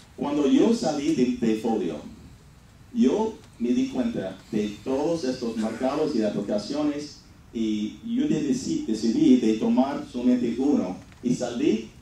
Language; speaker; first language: Spanish; non-native, fluent; English